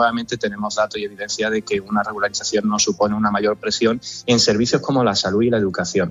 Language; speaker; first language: Spanish; native; Spanish